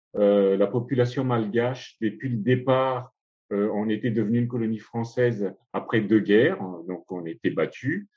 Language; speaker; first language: French; non-native, local second language; Malagasy